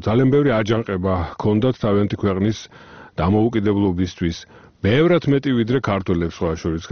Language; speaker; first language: Georgian; native; Georgian